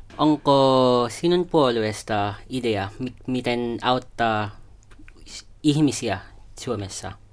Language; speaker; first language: Finnish; non-native, learner; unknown